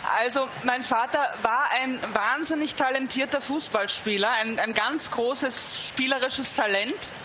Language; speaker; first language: German; native; German